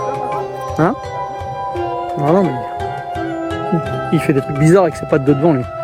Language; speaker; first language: French; native; French